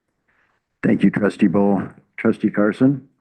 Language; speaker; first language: English; native; English